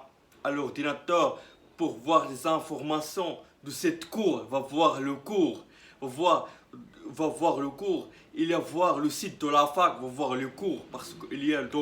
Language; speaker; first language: French; non-native, learner; Arabic